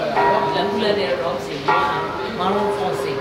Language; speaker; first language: French; non-native, local second language; Burmese